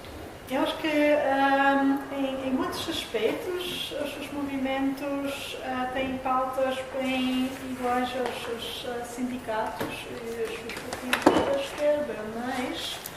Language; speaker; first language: Portuguese; non-native, fluent; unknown